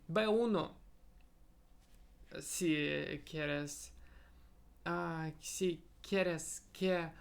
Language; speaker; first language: Spanish; non-native, learner; Russian